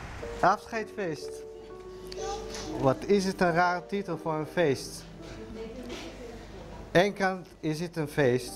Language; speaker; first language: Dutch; non-native, fluent; Hebrew